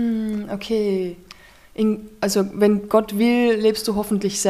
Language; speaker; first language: German; native; German